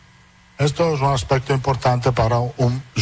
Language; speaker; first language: Portuguese; non-native, fluent; Italian